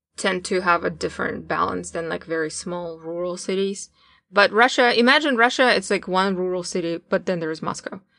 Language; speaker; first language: English; non-native, fluent; Russian